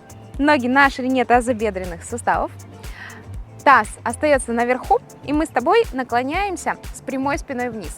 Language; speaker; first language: Russian; native; Russian